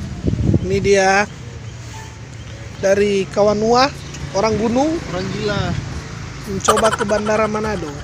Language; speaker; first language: Indonesian; non-native, local second language; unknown